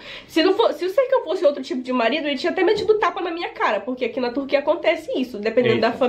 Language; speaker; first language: Portuguese; native; Portuguese